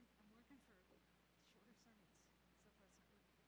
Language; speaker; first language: English; native; English